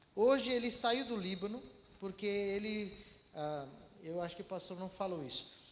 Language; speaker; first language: Portuguese; non-native, fluent; Malayalam